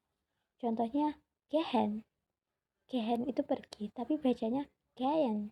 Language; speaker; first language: Indonesian; native; Indonesian